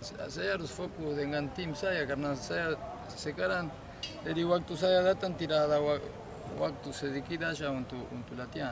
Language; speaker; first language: Indonesian; non-native, fluent; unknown